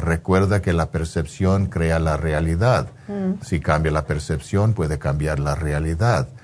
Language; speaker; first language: Spanish; non-native, fluent; English